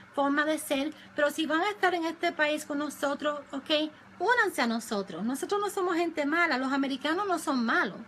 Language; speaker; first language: Spanish; early bilingual, other home language; English